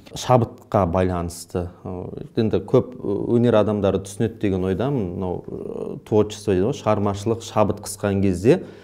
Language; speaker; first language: Kazakh; native; Kazakh